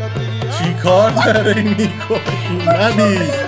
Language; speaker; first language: Persian; native; Persian